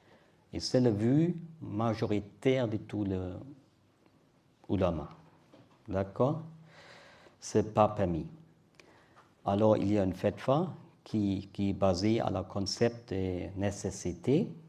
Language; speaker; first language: French; non-native, learner; German